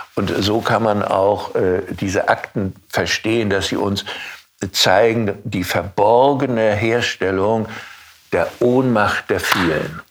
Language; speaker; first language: German; native; German